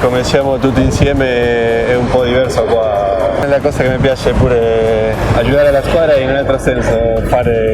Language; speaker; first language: Italian; non-native, learner; Spanish